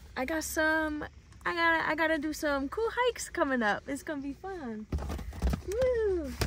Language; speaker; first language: English; native; English